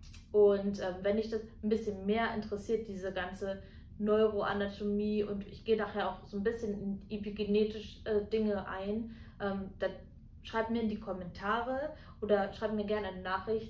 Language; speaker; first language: German; native; German